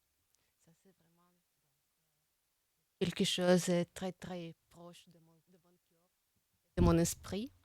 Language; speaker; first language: French; non-native, fluent; Russian